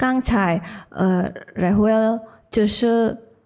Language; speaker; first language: Chinese; non-native, learner; Indonesian